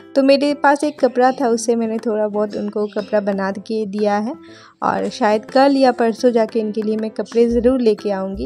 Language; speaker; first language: Hindi; non-native, local second language; Bangla